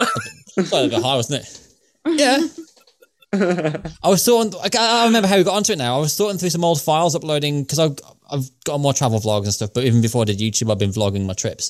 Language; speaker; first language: English; native; English